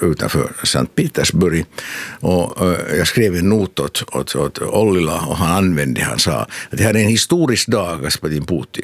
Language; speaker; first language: Swedish; non-native, local second language; Finnish